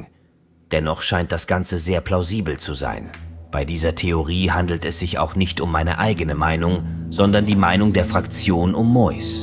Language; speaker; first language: German; native; German